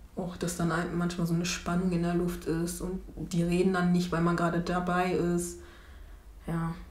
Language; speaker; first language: German; early bilingual, other home language; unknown